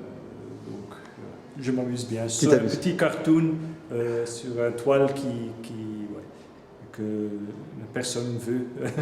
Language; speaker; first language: French; non-native, local second language; Dutch